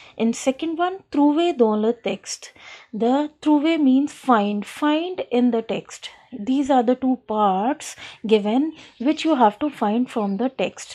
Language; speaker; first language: English; non-native, local second language; Hindi